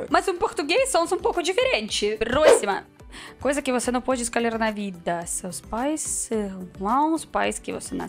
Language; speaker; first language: Portuguese; non-native, learner; Russian